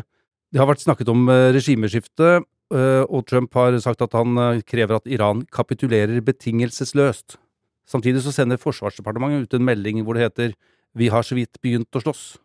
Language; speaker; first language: Norwegian; native; Norwegian